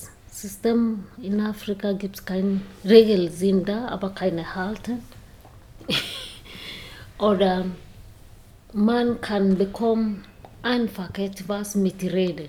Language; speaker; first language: German; non-native, learner; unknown